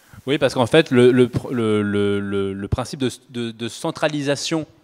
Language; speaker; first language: French; native; French